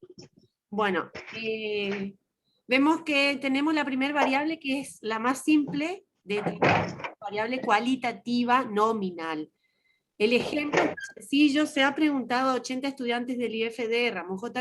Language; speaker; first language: Spanish; native; Spanish